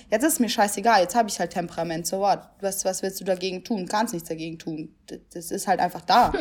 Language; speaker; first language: German; early bilingual, other home language; Italian